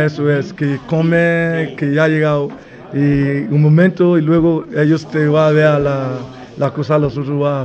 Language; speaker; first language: Spanish; non-native, learner; Bini